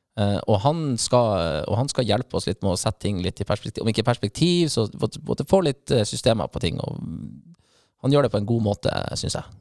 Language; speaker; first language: Norwegian; native; Norwegian